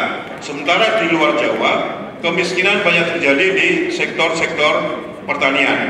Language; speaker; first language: Indonesian; native; Indonesian